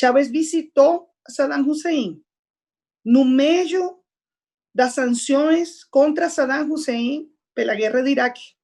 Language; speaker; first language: Portuguese; non-native, fluent; Spanish